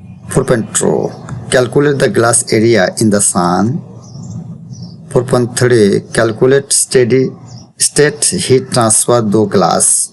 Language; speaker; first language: English; non-native, local second language; Bangla